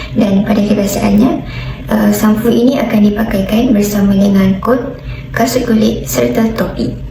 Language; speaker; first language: Malay; native; Malay